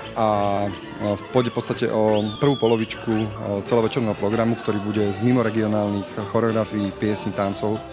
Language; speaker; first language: Slovak; native; Slovak